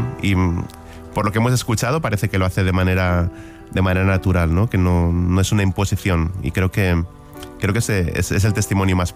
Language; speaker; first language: Spanish; native; Spanish